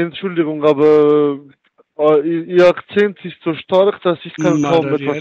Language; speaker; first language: German; non-native, learner; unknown